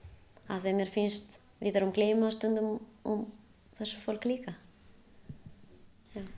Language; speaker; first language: Icelandic; non-native, learner; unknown